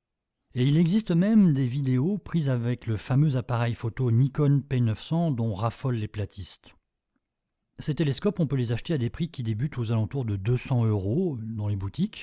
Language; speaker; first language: French; native; French